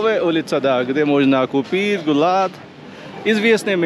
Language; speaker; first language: Russian; non-native, learner; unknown